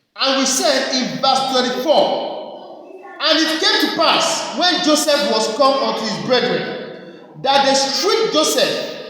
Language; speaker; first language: English; non-native, local second language; Yoruba